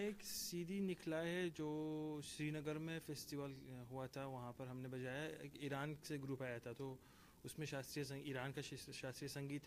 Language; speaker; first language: Hindi; non-native, fluent; Persian